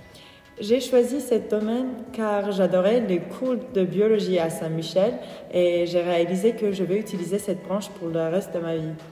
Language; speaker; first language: French; non-native, fluent; Turkish